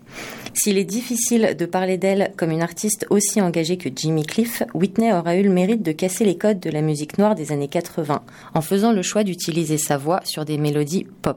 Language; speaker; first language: French; native; French